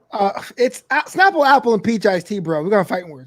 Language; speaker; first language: English; native; English